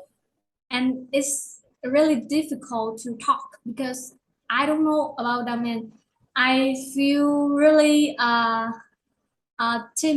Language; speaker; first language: English; non-native, learner; Vietnamese